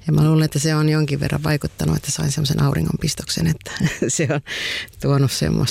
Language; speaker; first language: Finnish; native; Finnish